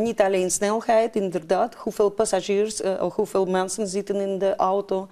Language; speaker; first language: Dutch; non-native, fluent; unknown